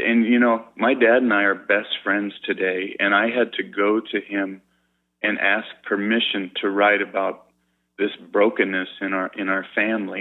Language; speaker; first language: English; native; English